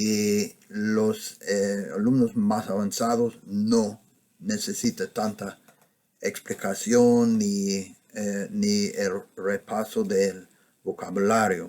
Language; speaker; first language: Spanish; non-native, fluent; English